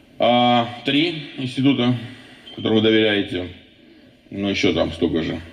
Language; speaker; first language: Russian; non-native, local second language; Armenian